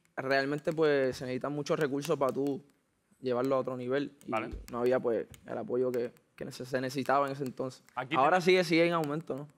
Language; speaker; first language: Spanish; native; Spanish